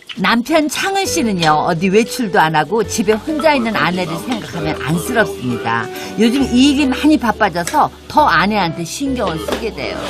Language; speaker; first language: Korean; native; Korean